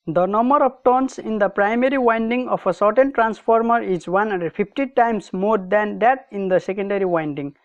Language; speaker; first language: English; non-native, local second language; Nepali